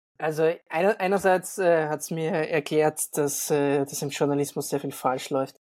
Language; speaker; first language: German; native; German